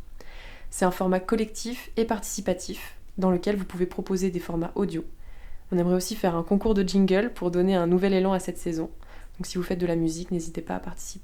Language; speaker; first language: French; native; French